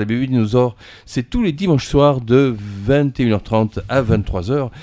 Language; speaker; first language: French; native; French